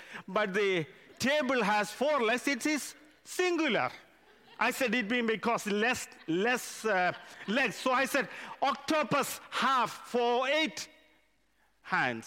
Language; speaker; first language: English; non-native, local second language; Malayalam